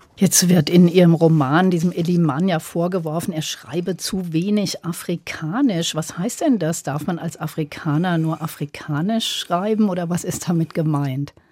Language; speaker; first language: German; native; German